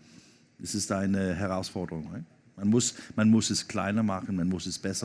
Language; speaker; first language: German; non-native, learner; Danish